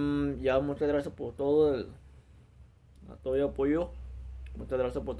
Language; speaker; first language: Spanish; non-native, local second language; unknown